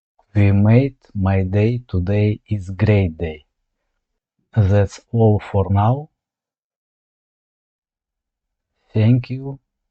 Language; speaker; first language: English; non-native, learner; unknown